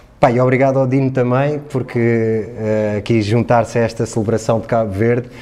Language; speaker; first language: Portuguese; native; Portuguese